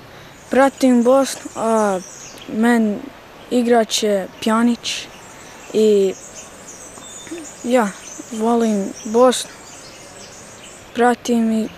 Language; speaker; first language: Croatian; early bilingual, heritage; Bosnian